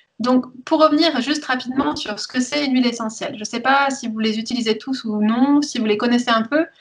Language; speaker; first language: French; early bilingual, heritage; French